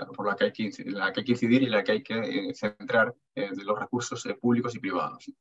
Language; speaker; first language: Spanish; native; Spanish